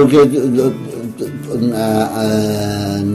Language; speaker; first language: Spanish; non-native, learner; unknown